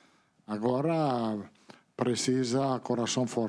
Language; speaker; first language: Portuguese; non-native, learner; Italian